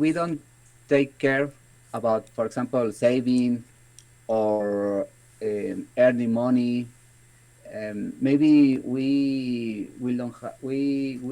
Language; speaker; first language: English; non-native, learner; Spanish